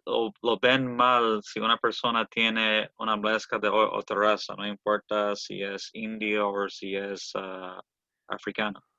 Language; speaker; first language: Spanish; early bilingual, heritage; Spanish